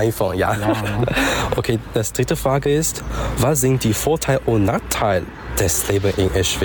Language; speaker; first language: German; non-native, learner; Chinese